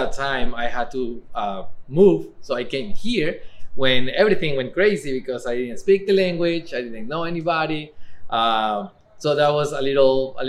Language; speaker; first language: English; non-native, fluent; Spanish